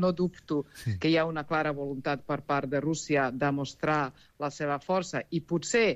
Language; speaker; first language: Catalan; non-native, fluent; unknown